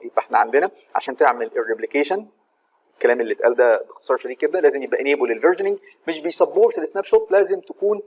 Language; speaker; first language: Arabic; native; Arabic